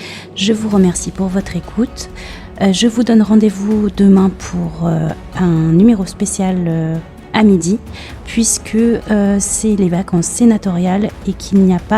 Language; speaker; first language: French; native; French